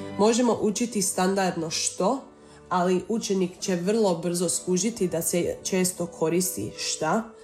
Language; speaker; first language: Serbian; early bilingual, heritage; Croatian